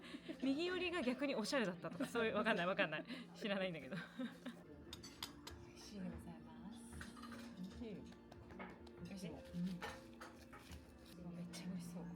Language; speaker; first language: Japanese; native; Japanese